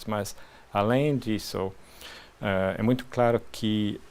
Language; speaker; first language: Portuguese; non-native, fluent; French